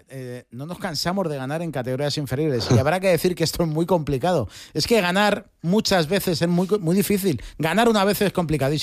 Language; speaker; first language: Spanish; native; Spanish